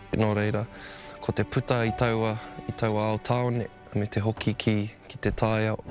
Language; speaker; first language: Māori; non-native, local second language; English